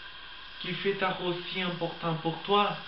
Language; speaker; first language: French; non-native, learner; Spanish